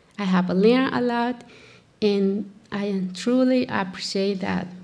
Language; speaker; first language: English; non-native, learner; Spanish